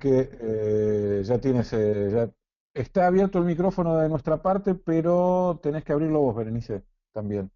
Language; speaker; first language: Spanish; native; Spanish